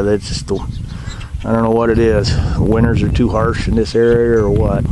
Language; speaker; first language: English; native; English